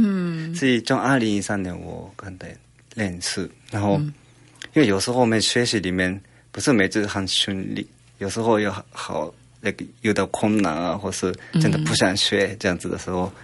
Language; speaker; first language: Chinese; non-native, fluent; Japanese